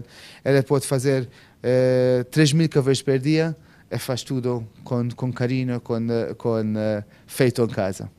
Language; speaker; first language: Portuguese; non-native, fluent; Maltese